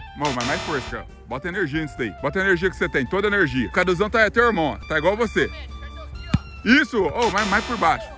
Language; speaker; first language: Portuguese; native; Portuguese